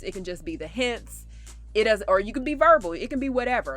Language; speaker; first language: English; native; English